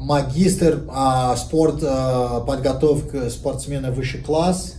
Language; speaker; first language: Russian; non-native, learner; Portuguese